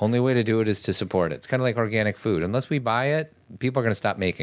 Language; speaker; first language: English; native; English